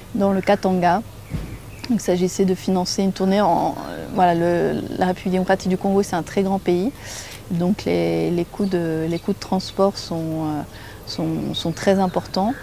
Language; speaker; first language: French; native; French